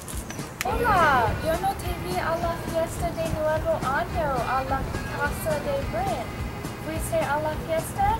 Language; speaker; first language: Spanish; non-native, learner; English